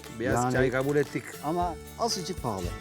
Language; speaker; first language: Turkish; non-native, fluent; Italian